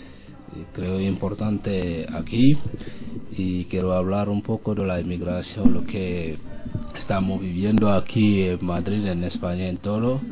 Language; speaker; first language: Spanish; non-native, learner; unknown